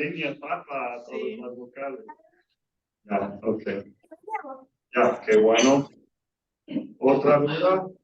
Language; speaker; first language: Spanish; non-native, fluent; English